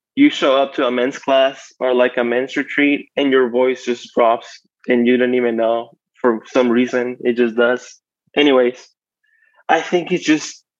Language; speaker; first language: English; non-native, fluent; Spanish